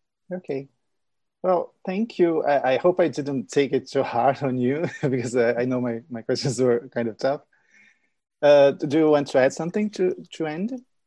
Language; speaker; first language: English; non-native, fluent; Portuguese